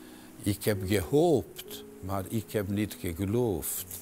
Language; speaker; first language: Dutch; non-native, fluent; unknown